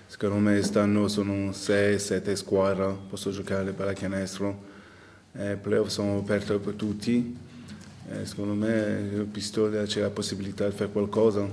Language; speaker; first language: Italian; non-native, local second language; French